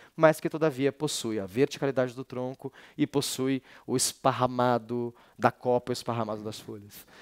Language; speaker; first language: Portuguese; native; Portuguese